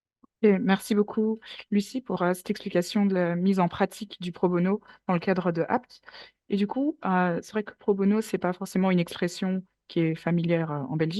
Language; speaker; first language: French; native; French